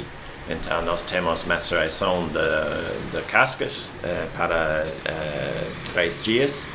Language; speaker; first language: Portuguese; non-native, learner; English